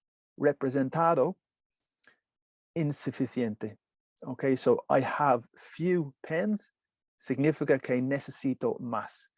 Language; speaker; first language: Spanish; non-native, learner; English